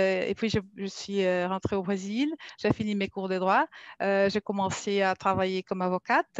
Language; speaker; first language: French; non-native, fluent; Portuguese